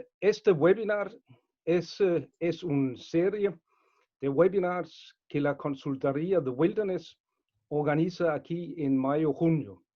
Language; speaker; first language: Spanish; non-native, fluent; Danish